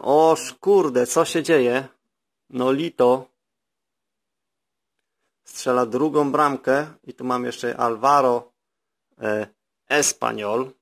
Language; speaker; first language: Polish; native; Polish